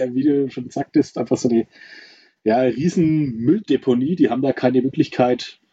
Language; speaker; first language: German; native; German